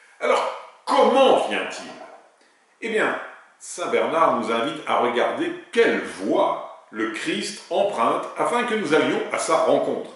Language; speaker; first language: French; native; French